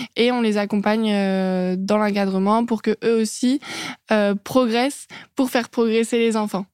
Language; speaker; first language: French; native; French